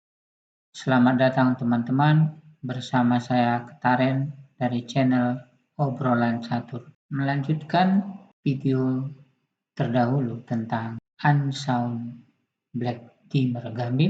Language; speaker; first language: Indonesian; native; Indonesian